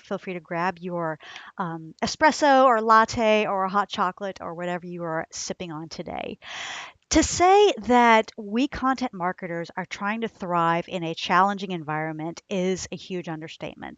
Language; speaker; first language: English; native; English